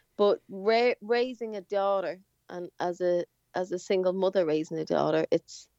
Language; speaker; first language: English; native; English